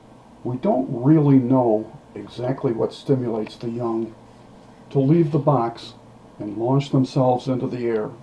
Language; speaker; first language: English; native; English